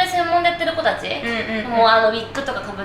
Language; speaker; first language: Japanese; native; Japanese